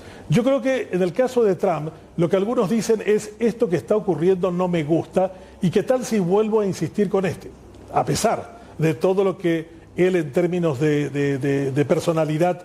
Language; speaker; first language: Spanish; native; Spanish